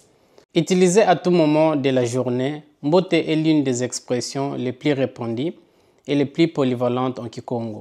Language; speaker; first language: French; non-native, local second language; Kongo